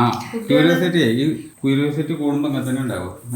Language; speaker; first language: Malayalam; native; Malayalam